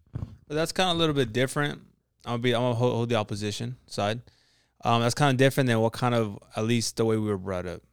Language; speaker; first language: English; early bilingual, other home language; Spanish